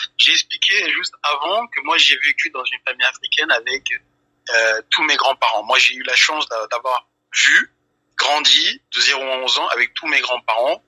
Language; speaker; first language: French; early bilingual, other home language; Fula